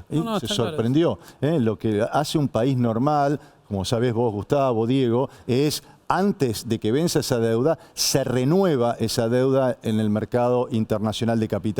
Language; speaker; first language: Spanish; native; Spanish